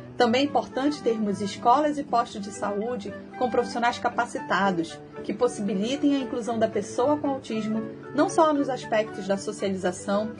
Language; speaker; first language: Portuguese; native; Portuguese